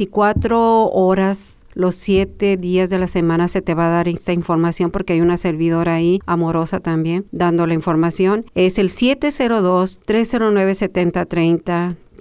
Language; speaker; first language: Spanish; native; Spanish